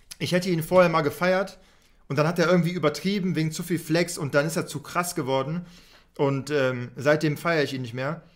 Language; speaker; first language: German; native; German